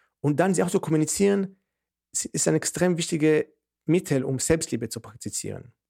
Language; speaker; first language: German; non-native, fluent; Hebrew